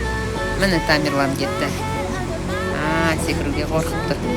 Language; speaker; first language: Kazakh; native; Kazakh